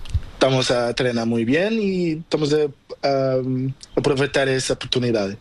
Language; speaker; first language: Spanish; non-native, learner; Portuguese